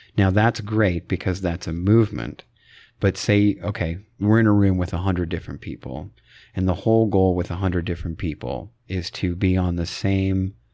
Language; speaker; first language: English; native; English